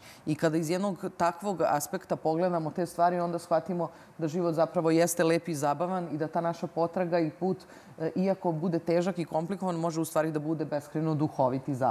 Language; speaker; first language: Serbian; native; Serbian